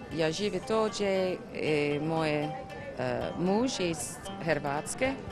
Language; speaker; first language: Croatian; non-native, learner; English